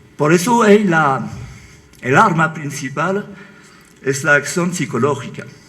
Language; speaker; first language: Spanish; non-native, fluent; French